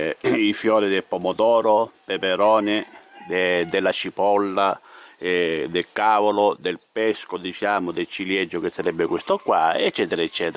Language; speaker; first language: Italian; native; Italian